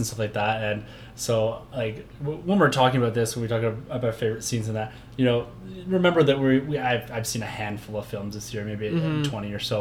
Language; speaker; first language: English; native; English